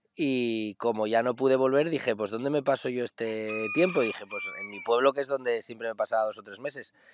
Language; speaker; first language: Spanish; native; Spanish